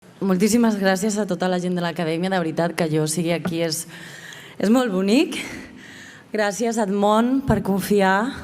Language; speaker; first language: Catalan; non-native, local second language; Spanish